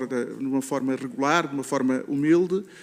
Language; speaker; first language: Portuguese; native; Portuguese